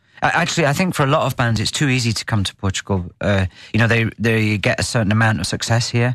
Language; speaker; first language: English; native; English